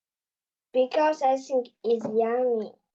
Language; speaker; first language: English; non-native, learner; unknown